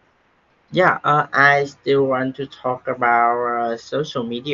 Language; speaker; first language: English; non-native, learner; Vietnamese